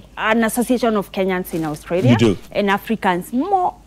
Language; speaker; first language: English; non-native, local second language; Kikuyu